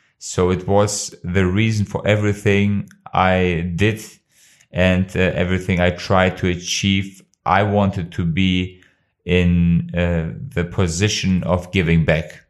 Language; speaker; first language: English; non-native, fluent; Albanian